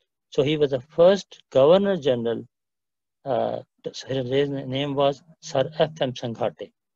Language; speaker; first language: English; non-native, local second language; Urdu